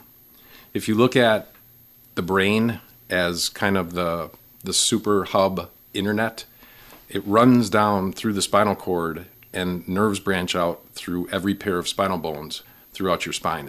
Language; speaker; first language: English; native; English